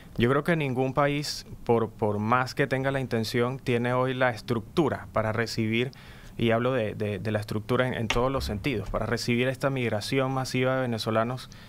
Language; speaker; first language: Spanish; native; Spanish